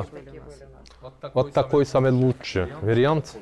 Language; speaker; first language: Russian; non-native, learner; Turkish